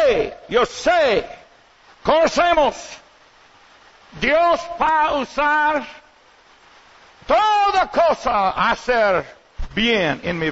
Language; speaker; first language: Spanish; non-native, learner; English